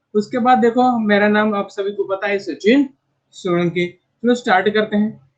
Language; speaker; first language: Hindi; non-native, local second language; Marathi